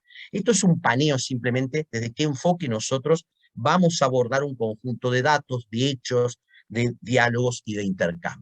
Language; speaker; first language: Spanish; native; Spanish